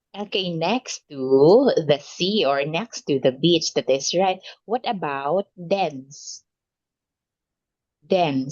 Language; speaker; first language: English; non-native, local second language; Filipino